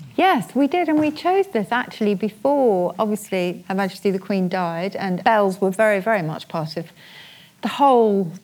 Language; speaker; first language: English; native; English